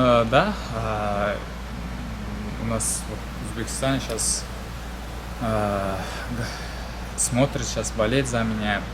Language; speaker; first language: Russian; non-native, learner; Uzbek